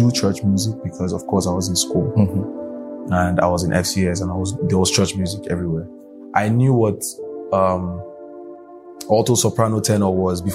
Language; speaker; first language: English; non-native, local second language; Yoruba